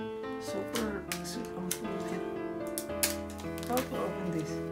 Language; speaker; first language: English; non-native, learner; Filipino